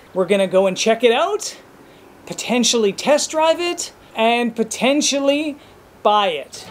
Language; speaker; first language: English; native; English